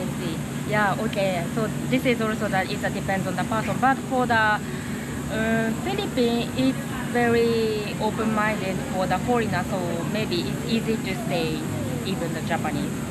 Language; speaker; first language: English; non-native, learner; Japanese